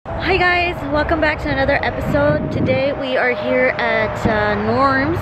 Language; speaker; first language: English; early bilingual, other home language; Spanish